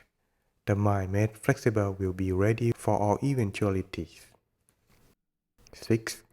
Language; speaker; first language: English; non-native, fluent; Thai